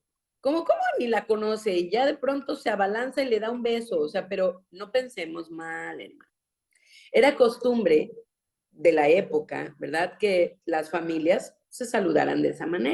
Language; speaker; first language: Spanish; native; Spanish